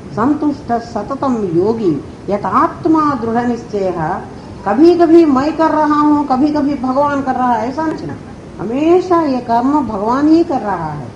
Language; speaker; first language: Hindi; non-native, local second language; Telugu